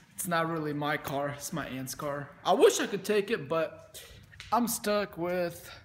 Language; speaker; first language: English; early bilingual, other home language; Russian